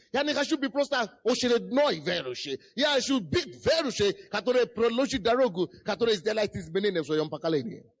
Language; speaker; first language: Russian; non-native, fluent; Yoruba